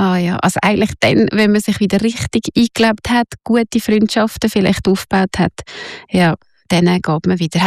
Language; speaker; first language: German; native; German